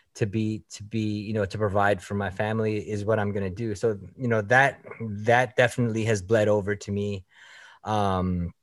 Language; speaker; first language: English; early bilingual, other home language; Filipino